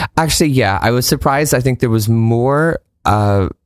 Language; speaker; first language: English; native; English